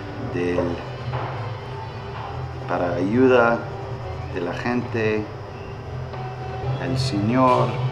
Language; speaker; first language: Spanish; non-native, learner; English